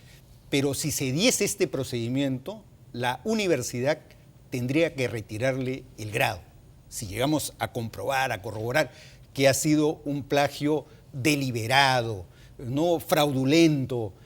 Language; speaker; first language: Spanish; native; Spanish